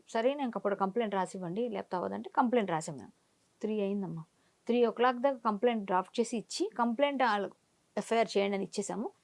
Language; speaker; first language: Telugu; native; Telugu